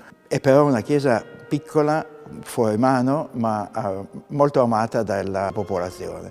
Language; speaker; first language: Italian; native; Italian